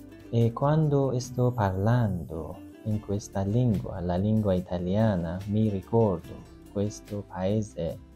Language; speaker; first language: Italian; non-native, learner; Persian